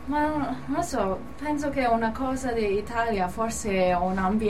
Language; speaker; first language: Italian; non-native, learner; Cantonese